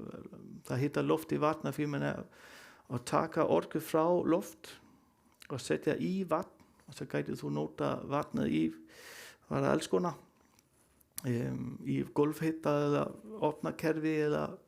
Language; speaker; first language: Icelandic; non-native, learner; Danish